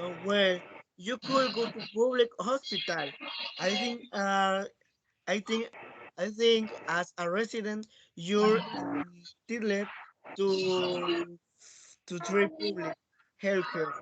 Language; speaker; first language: English; non-native, learner; Spanish